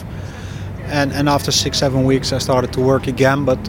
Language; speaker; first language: English; non-native, fluent; Dutch